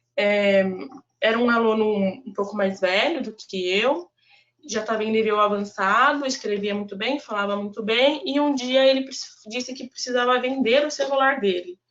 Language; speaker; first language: Portuguese; native; Portuguese